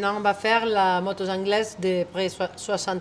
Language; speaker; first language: French; non-native, fluent; Spanish